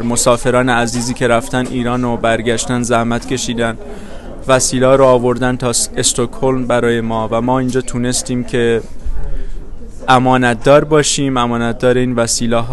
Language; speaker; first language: Persian; native; Persian